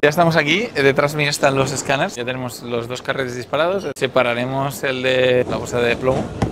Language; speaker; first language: Spanish; native; Spanish